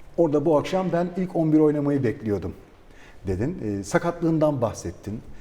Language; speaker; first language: Turkish; native; Turkish